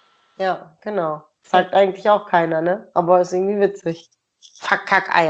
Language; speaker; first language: German; native; German